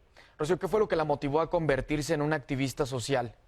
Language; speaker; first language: Spanish; native; Spanish